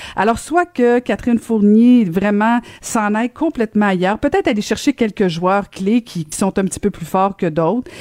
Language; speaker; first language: French; native; French